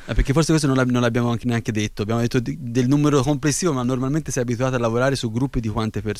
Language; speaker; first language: Italian; native; Italian